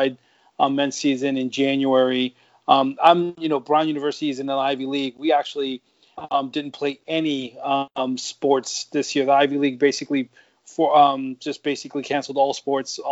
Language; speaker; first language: English; native; English